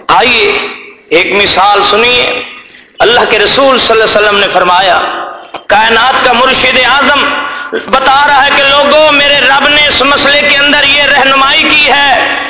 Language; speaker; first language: Urdu; non-native, local second language; Punjabi